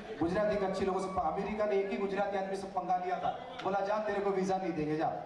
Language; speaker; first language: Hindi; non-native, local second language; Malayalam